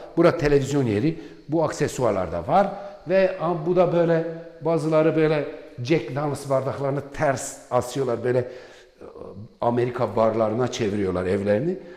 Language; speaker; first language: Turkish; non-native, local second language; Kurdish